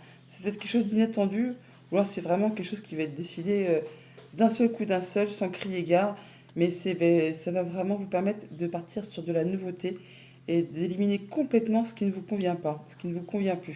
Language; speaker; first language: French; native; French